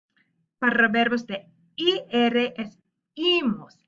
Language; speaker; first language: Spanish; non-native, learner; English